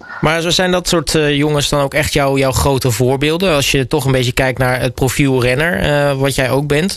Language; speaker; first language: Dutch; native; Dutch